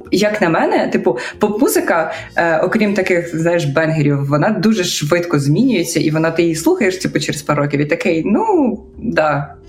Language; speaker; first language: Ukrainian; native; Ukrainian